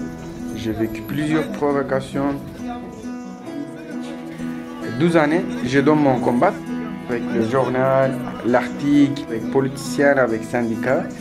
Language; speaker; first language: French; non-native, learner; Kurdish